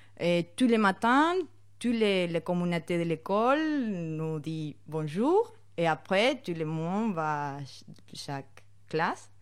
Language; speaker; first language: French; non-native, fluent; Spanish